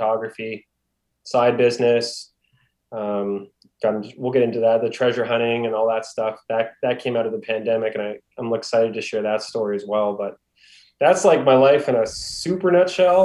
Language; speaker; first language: English; native; English